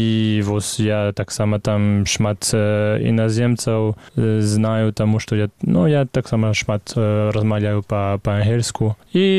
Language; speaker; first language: Belarusian; non-native, fluent; French